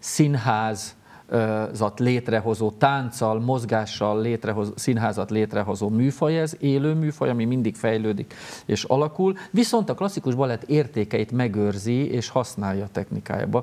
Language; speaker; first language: Hungarian; native; Hungarian